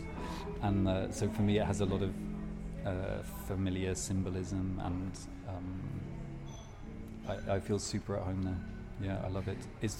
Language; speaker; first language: English; native; English